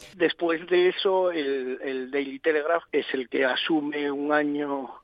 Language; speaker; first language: Spanish; native; Spanish